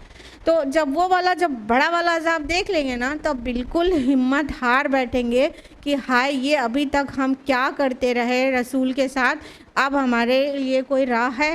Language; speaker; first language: Urdu; native; Urdu